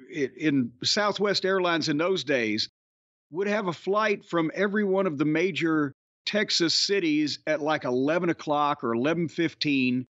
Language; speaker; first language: English; native; English